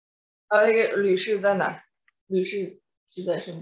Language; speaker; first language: Chinese; native; Chinese